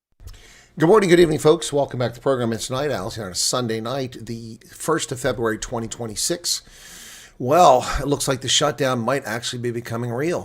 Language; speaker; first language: English; native; English